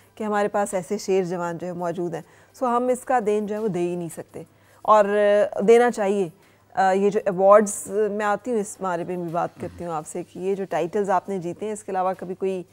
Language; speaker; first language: Urdu; native; Urdu